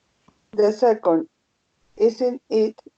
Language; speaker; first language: English; non-native, learner; Spanish